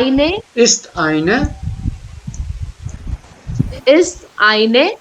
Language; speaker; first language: German; non-native, learner; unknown